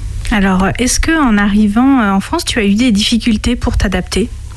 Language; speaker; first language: French; native; French